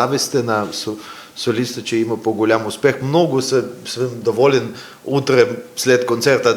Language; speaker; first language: Bulgarian; non-native, fluent; Russian